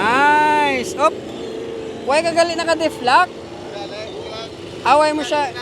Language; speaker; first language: Filipino; native; Filipino